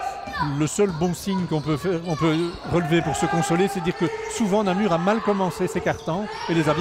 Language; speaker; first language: French; native; French